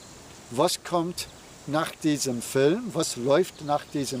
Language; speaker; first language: German; non-native, fluent; English